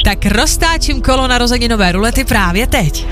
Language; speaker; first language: Czech; native; Czech